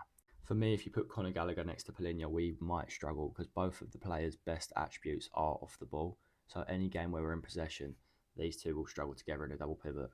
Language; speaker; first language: English; native; English